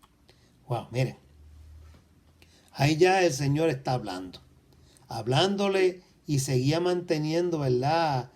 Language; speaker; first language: Spanish; native; Spanish